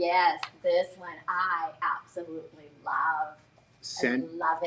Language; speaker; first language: English; native; English